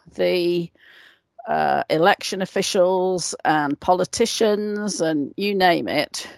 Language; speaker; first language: English; native; English